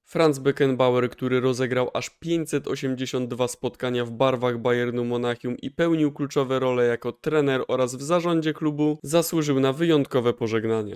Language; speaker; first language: Polish; native; Polish